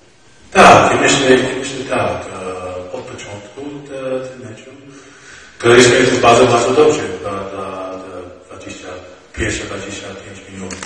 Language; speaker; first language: Polish; non-native, learner; English